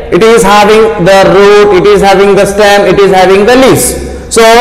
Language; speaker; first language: English; non-native, local second language; Kannada